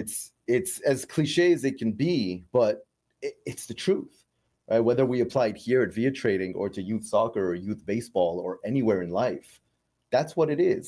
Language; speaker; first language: English; native; English